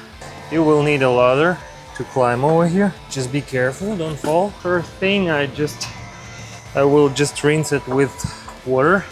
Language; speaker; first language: English; non-native, fluent; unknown